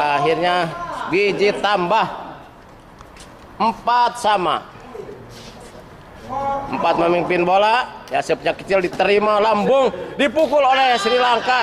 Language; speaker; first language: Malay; non-native, local second language; Javanese